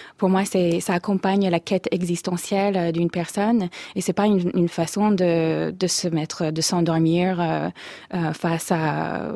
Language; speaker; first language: French; non-native, fluent; English